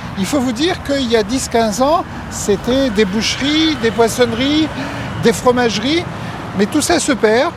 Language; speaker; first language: French; native; French